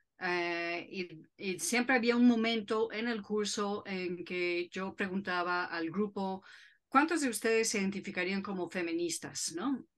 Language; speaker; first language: Spanish; non-native, fluent; English